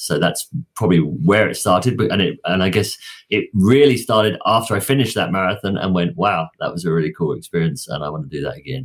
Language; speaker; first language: English; native; English